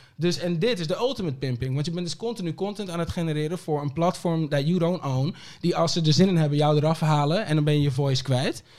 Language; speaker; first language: Dutch; early bilingual, other home language; Papiamento